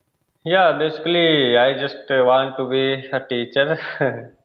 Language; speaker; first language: English; non-native, learner; Hindi